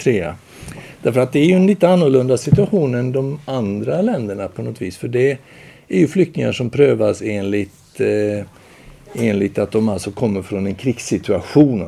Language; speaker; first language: Swedish; native; Swedish